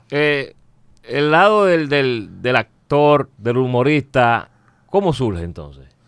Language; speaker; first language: Spanish; native; Spanish